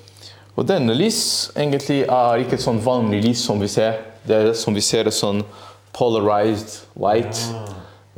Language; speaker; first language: Norwegian; non-native, learner; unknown